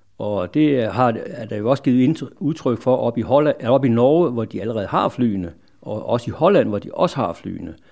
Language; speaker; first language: Danish; native; Danish